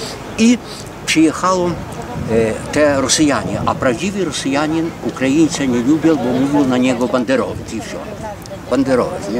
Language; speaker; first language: Polish; early bilingual, heritage; Polish